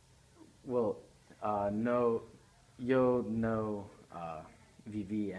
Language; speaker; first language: Spanish; non-native, learner; English